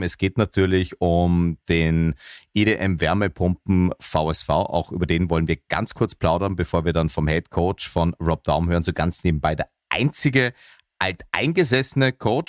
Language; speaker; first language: German; native; German